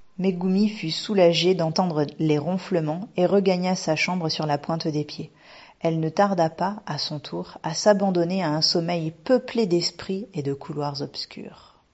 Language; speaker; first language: French; native; French